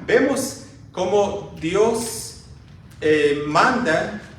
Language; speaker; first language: Spanish; native; Spanish